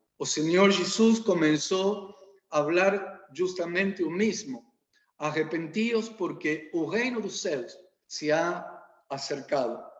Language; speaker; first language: Portuguese; non-native, learner; Spanish